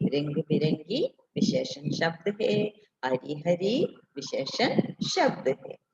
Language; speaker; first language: Hindi; non-native, local second language; Malayalam